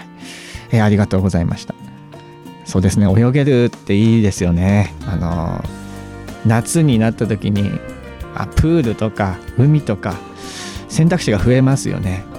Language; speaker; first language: Japanese; native; Japanese